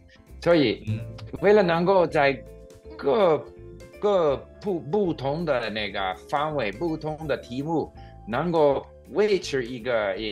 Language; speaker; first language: Chinese; non-native, fluent; English